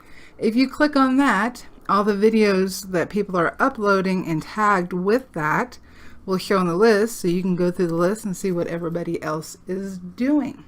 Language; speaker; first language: English; native; English